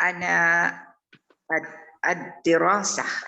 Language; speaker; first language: Arabic; non-native, learner; Malay